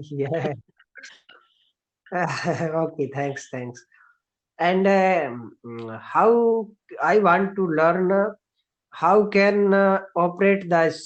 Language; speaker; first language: English; non-native, learner; Hindi